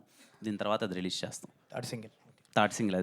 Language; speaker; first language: Telugu; native; Telugu